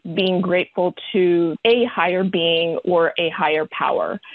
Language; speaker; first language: English; early bilingual, other home language; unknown